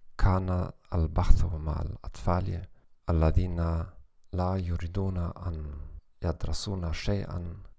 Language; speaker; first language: Arabic; non-native, learner; German